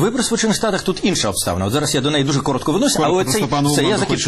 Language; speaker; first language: Ukrainian; native; Ukrainian